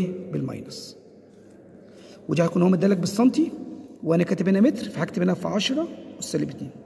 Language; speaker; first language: Arabic; native; Arabic